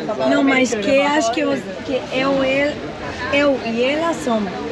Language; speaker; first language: Portuguese; non-native, learner; Spanish